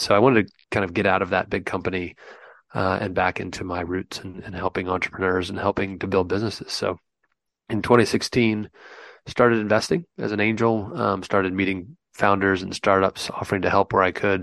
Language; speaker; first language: English; native; English